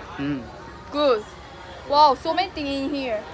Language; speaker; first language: English; non-native, learner; Korean